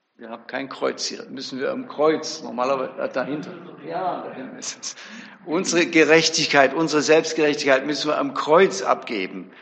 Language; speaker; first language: German; native; German